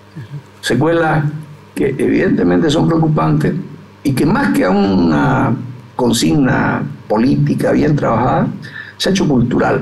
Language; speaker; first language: Spanish; native; Spanish